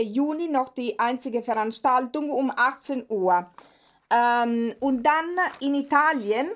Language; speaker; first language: German; non-native, fluent; Italian